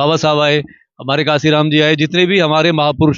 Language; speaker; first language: Hindi; native; Hindi